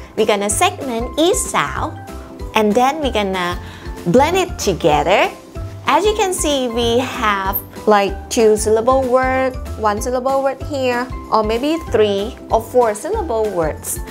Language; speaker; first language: English; non-native, fluent; Thai